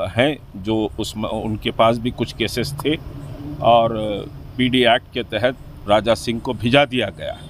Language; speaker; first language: Hindi; non-native, local second language; Urdu